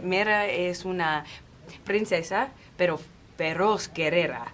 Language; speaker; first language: Spanish; non-native, fluent; English